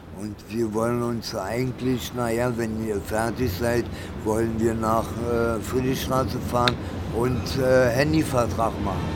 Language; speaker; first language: German; early bilingual, other home language; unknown